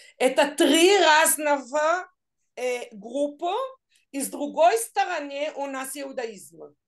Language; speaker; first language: Russian; non-native, learner; Hebrew